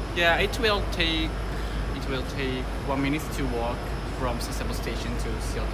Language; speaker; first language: English; non-native, learner; Japanese